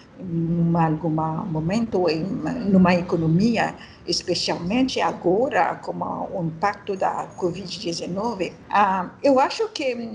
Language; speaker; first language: Portuguese; non-native, learner; French